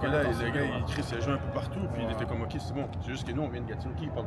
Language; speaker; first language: French; native; French